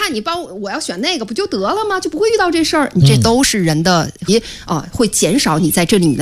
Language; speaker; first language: Chinese; native; Chinese